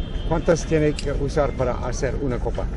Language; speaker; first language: Spanish; non-native, learner; English